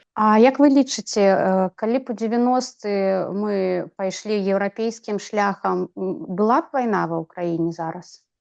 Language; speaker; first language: Belarusian; non-native, local second language; Russian